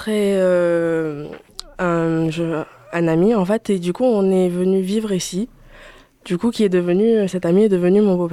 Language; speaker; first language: French; early bilingual, other home language; Chinese